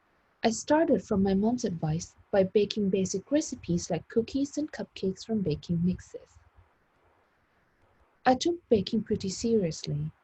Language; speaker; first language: English; non-native, fluent; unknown